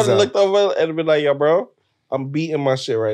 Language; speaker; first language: English; native; English